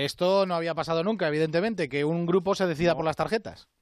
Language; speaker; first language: Spanish; native; Spanish